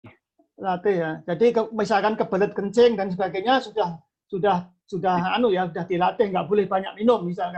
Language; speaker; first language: Indonesian; native; Indonesian